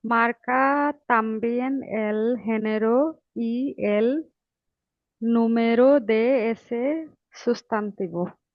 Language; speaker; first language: Spanish; non-native, learner; Bangla